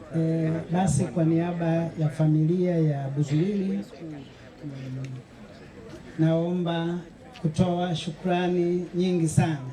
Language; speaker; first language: Swahili; native; Swahili